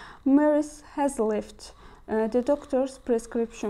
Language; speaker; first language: English; non-native, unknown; Azerbaijani